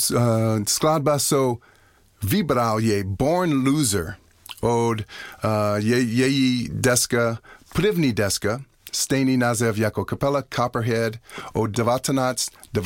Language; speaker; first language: Czech; non-native, learner; English